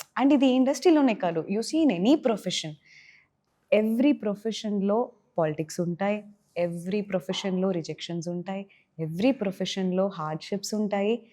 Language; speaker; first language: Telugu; native; Telugu